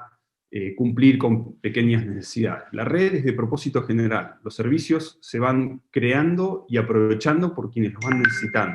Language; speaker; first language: Spanish; native; Spanish